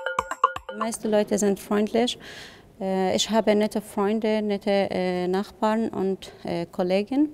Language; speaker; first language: German; non-native, learner; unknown